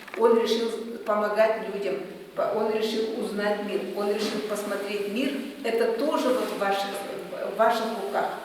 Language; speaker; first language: Russian; native; Russian